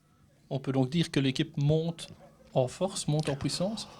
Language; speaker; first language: French; native; French